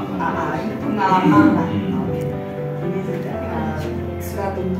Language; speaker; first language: Malay; native; Malay